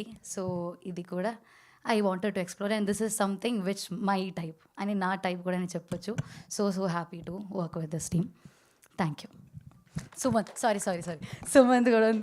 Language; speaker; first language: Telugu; non-native, learner; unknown